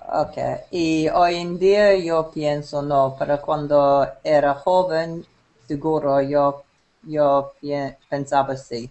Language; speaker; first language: Spanish; non-native, learner; English